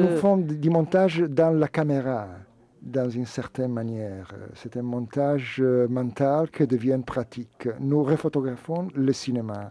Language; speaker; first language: French; non-native, fluent; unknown